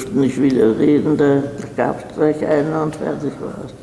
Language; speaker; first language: German; native; German